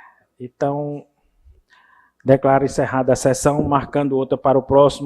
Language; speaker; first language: Portuguese; native; Portuguese